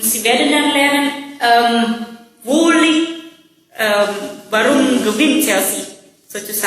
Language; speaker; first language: German; non-native, learner; Indonesian